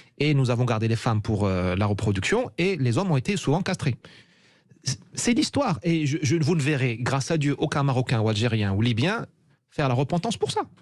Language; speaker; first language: French; non-native, local second language; Arabic